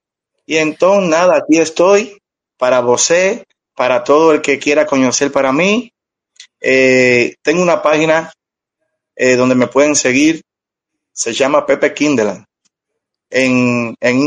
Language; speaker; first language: Portuguese; non-native, learner; Spanish